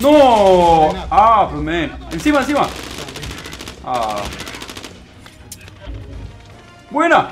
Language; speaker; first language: Spanish; native; Spanish